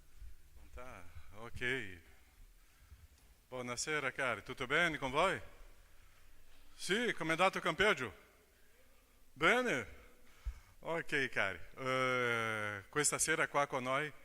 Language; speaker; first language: Italian; non-native, fluent; Portuguese